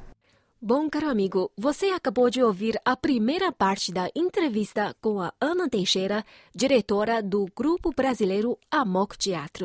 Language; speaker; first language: Portuguese; non-native, fluent; Chinese